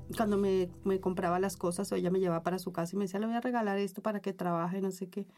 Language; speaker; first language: Spanish; native; Spanish